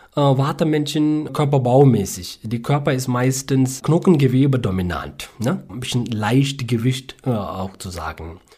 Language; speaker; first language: German; non-native, learner; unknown